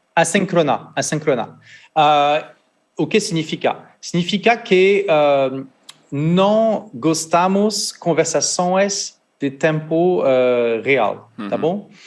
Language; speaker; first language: Portuguese; non-native, learner; French